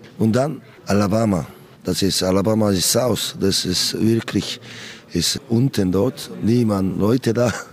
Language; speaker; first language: German; non-native, learner; Korean